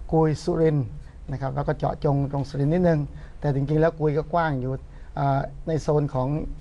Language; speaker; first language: Thai; non-native, local second language; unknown